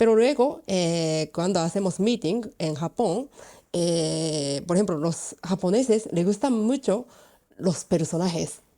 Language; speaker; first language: Spanish; non-native, learner; Japanese